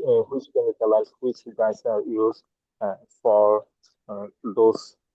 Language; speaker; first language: English; non-native, learner; Bangla